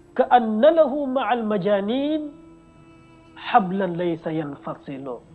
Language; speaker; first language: Arabic; non-native, fluent; Wolof